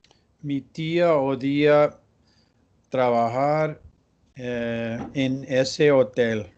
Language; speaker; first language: Spanish; non-native, learner; English